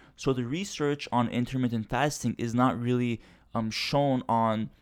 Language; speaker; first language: English; early bilingual, other home language; Turkish